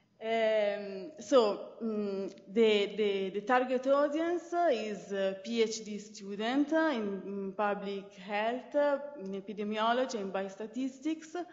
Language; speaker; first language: English; non-native, fluent; Italian